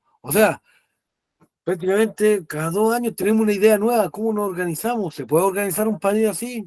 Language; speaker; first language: Spanish; native; Spanish